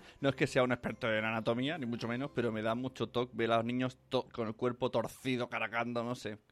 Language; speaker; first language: Spanish; native; Spanish